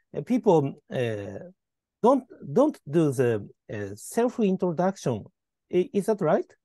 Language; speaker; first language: English; non-native, learner; Japanese